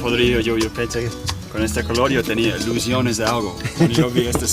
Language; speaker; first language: Spanish; non-native, learner; English